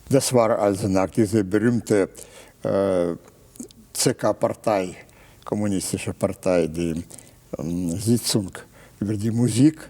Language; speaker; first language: German; non-native, fluent; Russian